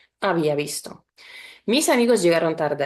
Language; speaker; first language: Spanish; non-native, fluent; Polish